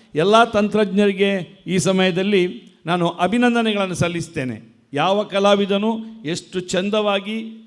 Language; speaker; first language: Kannada; non-native, local second language; Konkani